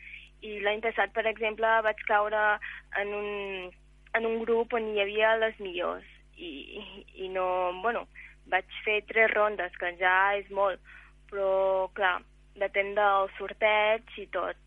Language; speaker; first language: Catalan; early bilingual, heritage; Catalan